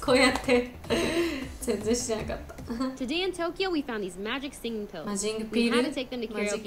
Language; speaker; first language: Japanese; non-native, learner; Georgian